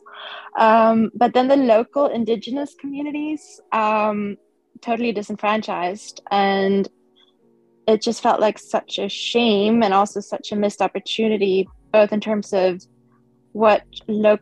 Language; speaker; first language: English; non-native, local second language; Swedish